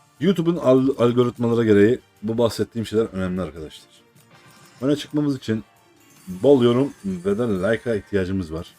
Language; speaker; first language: Turkish; native; Turkish